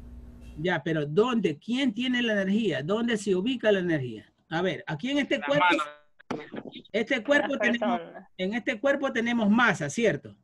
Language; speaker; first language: Spanish; native; Spanish